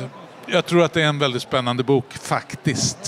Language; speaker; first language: Swedish; native; Swedish